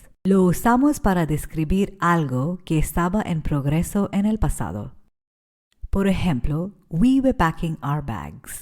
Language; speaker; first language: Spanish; non-native, fluent; English